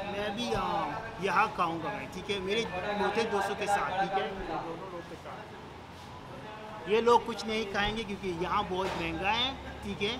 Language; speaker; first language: Hindi; non-native, learner; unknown